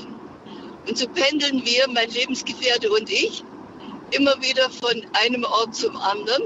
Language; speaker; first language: German; native; German